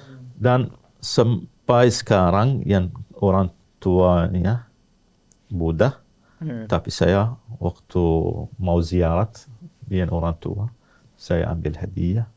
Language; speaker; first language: Indonesian; non-native, learner; Arabic